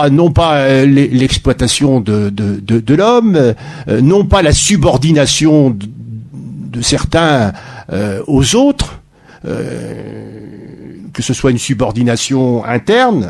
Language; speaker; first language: French; native; French